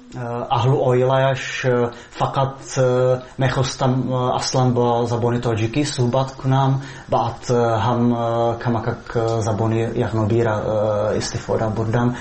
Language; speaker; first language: Persian; non-native, fluent; Czech